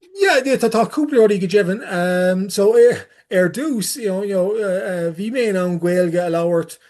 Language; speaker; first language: Irish; non-native, learner; English